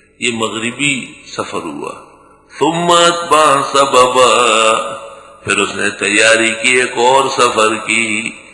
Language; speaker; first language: Urdu; non-native, local second language; Pashto